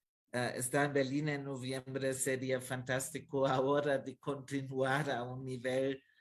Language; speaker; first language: Spanish; non-native, fluent; German